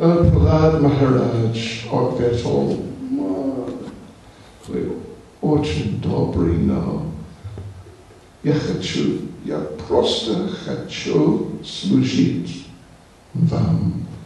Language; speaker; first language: Russian; non-native, learner; English